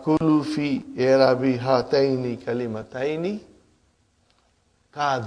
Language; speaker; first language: Arabic; non-native, fluent; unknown